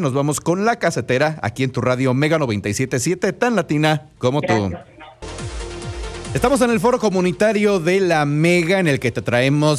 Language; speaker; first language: Spanish; native; Spanish